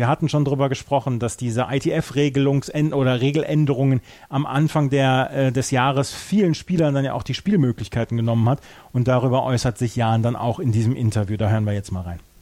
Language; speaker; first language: German; native; German